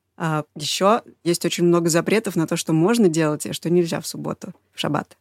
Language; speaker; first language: Russian; native; Russian